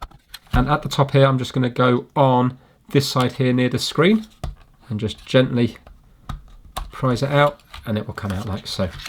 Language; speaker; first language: English; native; English